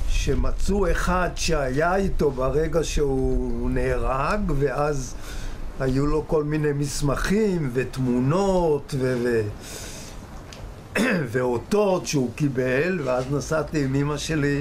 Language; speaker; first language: Hebrew; early bilingual, other home language; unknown